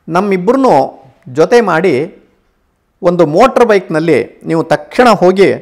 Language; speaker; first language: Kannada; native; Kannada